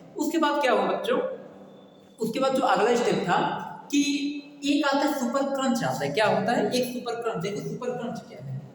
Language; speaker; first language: Hindi; native; Hindi